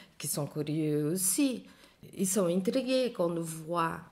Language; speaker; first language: French; non-native, learner; Portuguese